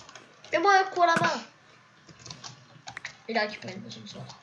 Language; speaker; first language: French; native; French